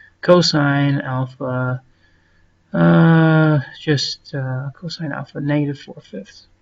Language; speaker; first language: English; native; English